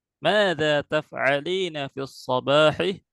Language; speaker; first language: Arabic; non-native, fluent; Indonesian